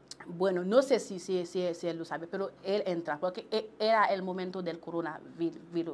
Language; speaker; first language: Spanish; non-native, local second language; Haitian Creole